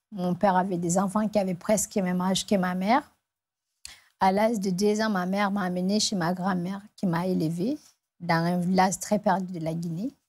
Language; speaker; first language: French; non-native, local second language; Fula